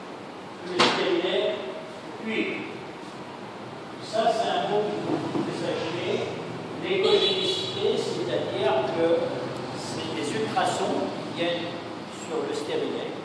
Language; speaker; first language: French; native; French